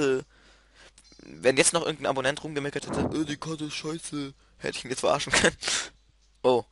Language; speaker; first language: German; native; German